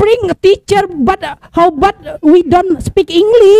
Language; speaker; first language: English; non-native, learner; Indonesian